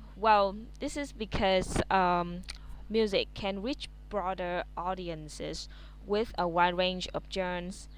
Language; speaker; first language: English; non-native, fluent; Vietnamese